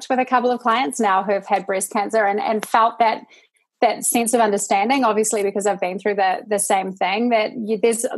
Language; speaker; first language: English; native; English